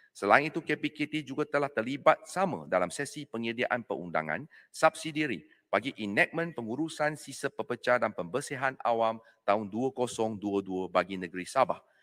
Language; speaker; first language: Malay; non-native, local second language; Chinese